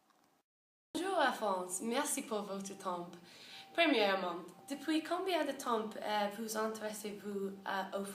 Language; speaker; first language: French; non-native, learner; English